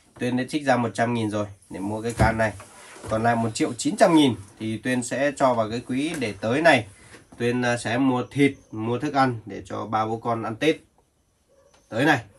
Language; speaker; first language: Vietnamese; native; Vietnamese